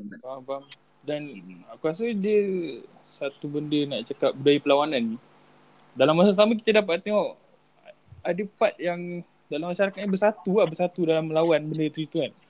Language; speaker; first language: Malay; native; Malay